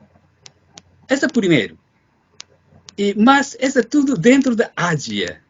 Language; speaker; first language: Portuguese; non-native, fluent; Japanese